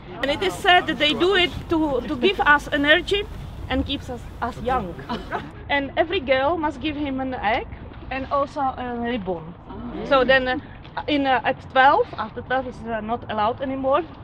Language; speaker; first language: English; non-native, fluent; Czech